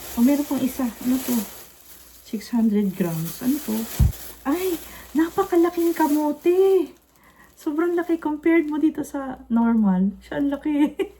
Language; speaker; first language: Filipino; non-native, local second language; Cebuano